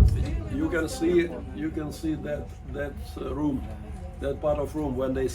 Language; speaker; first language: English; non-native, learner; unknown